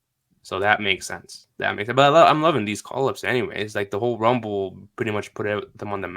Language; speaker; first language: English; native; English